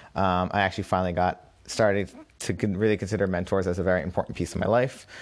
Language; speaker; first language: English; native; English